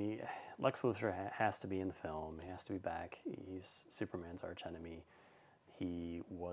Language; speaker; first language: English; native; English